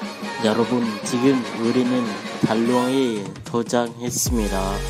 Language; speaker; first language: Korean; non-native, learner; Hmong